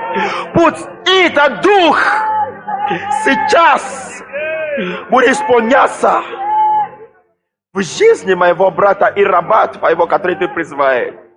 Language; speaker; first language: Russian; non-native, fluent; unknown